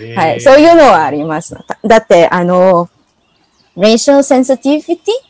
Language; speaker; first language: Japanese; non-native, learner; English